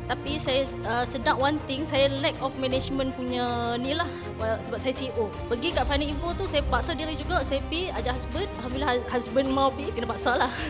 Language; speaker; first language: Malay; native; Malay